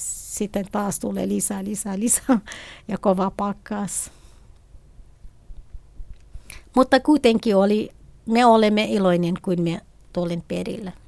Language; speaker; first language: Finnish; non-native, learner; Kurdish